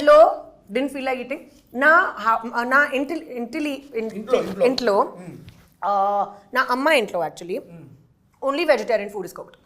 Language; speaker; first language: Telugu; non-native, learner; Hindi